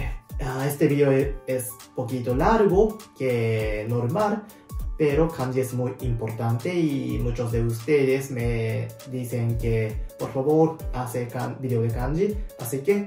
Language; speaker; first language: Spanish; non-native, learner; Japanese